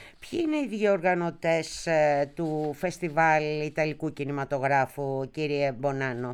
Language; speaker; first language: Greek; native; Greek